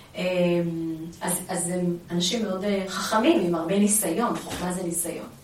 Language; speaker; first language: Hebrew; early bilingual, other home language; Amharic